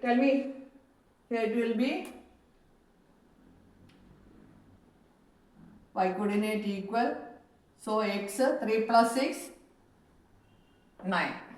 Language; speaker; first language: English; non-native, local second language; Malayalam